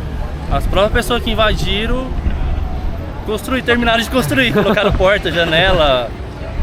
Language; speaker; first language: Portuguese; native; Portuguese